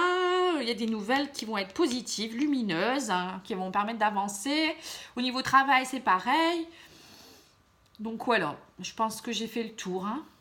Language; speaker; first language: French; native; French